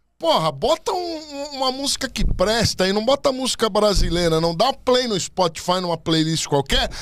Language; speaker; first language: Portuguese; native; Portuguese